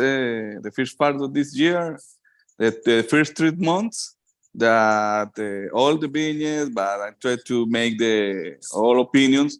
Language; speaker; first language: English; non-native, learner; Spanish